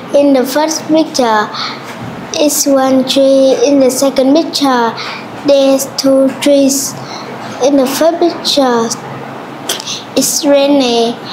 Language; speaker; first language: English; non-native, learner; Vietnamese